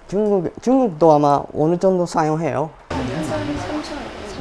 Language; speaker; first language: Korean; non-native, learner; Japanese